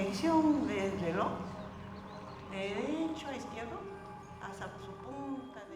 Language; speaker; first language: Spanish; non-native, learner; Chinese